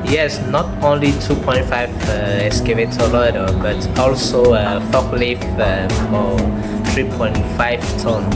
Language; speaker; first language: English; non-native, learner; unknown